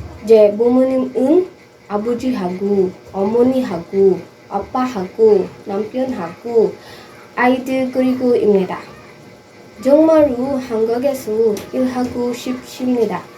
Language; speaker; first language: Korean; non-native, learner; Filipino